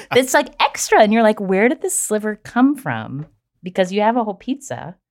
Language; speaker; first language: English; native; English